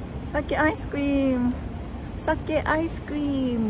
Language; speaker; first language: Japanese; native; Japanese